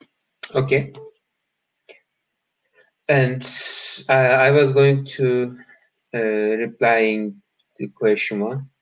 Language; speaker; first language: English; non-native, learner; Turkish